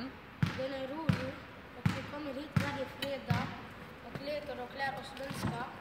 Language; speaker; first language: Swedish; early bilingual, other home language; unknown